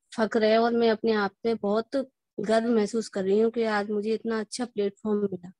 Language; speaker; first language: Hindi; native; Hindi